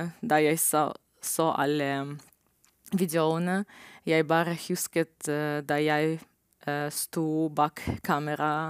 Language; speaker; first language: Norwegian; non-native, learner; Romanian